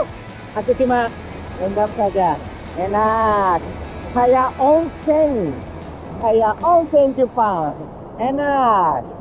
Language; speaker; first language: Indonesian; non-native, fluent; Japanese